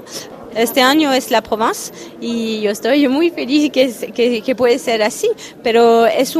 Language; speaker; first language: Spanish; non-native, fluent; French